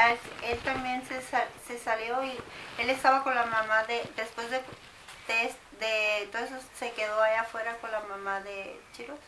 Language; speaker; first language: Spanish; native; Spanish